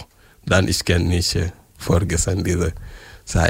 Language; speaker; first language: German; non-native, local second language; French